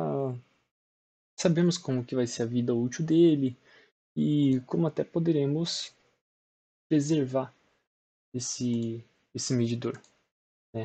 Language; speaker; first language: Portuguese; native; Portuguese